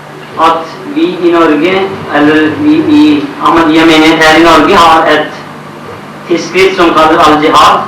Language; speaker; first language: Norwegian; non-native, fluent; Urdu